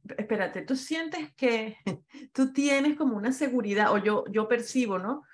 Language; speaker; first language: Spanish; native; Spanish